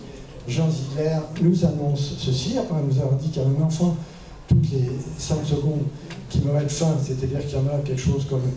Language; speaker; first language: French; native; French